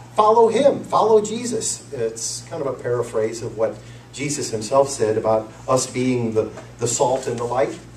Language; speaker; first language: English; native; English